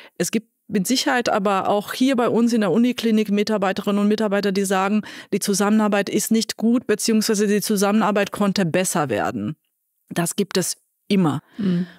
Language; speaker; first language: German; non-native, fluent; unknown